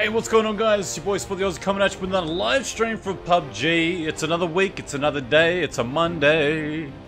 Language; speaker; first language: English; native; English